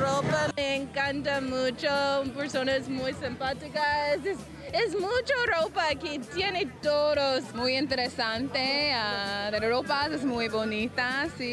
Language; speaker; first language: Spanish; non-native, learner; English